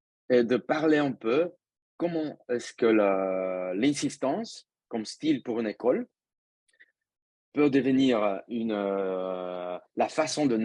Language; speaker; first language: French; non-native, fluent; Spanish